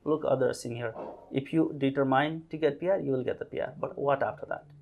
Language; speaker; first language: English; non-native, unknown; Nepali